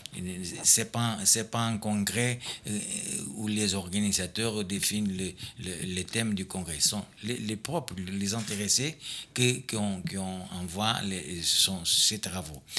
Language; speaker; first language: French; non-native, fluent; Portuguese